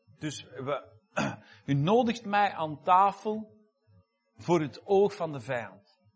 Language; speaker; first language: Dutch; native; Dutch